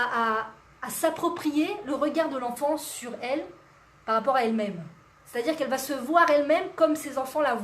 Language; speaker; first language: French; native; French